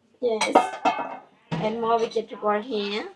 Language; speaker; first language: English; non-native, learner; Khmer